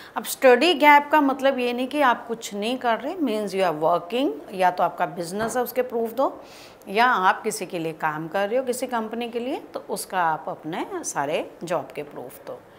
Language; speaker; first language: Hindi; native; Hindi